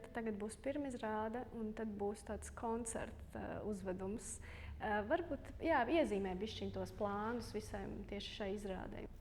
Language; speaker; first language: Latvian; native; Latvian